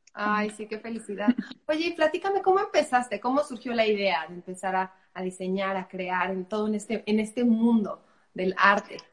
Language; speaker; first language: Spanish; native; Spanish